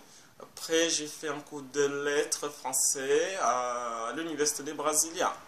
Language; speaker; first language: French; non-native, fluent; Portuguese